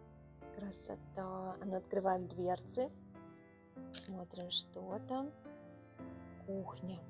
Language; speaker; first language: Russian; native; Russian